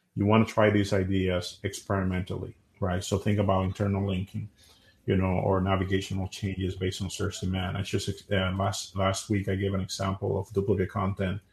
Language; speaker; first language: English; non-native, fluent; Spanish